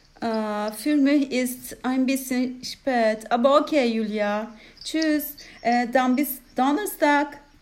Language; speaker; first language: German; non-native, learner; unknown